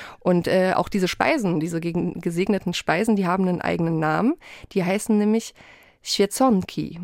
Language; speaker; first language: German; early bilingual, other home language; Polish